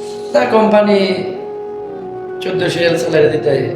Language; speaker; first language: Hindi; non-native, learner; Bangla